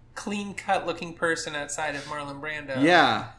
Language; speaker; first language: English; native; English